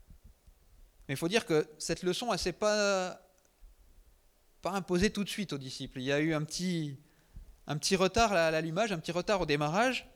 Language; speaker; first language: French; native; French